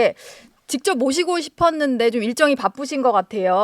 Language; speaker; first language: Korean; native; Korean